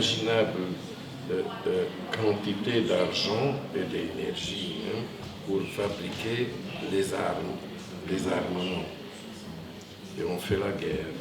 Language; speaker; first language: French; non-native, fluent; Hungarian